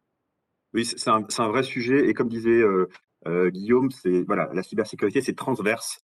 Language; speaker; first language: French; native; French